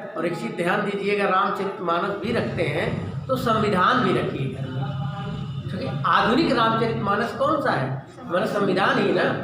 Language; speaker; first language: Hindi; native; Hindi